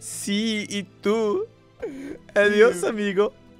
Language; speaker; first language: Spanish; non-native, learner; English